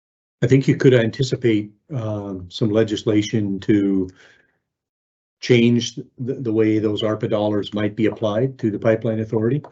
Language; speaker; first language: English; native; English